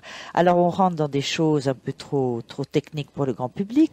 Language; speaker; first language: French; native; French